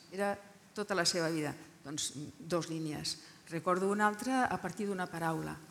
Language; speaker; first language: Catalan; non-native, local second language; Spanish